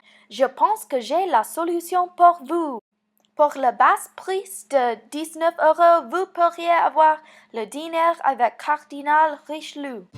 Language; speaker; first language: French; non-native, learner; English